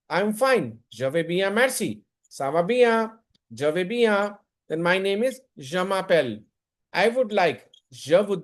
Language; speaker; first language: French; non-native, learner; Hindi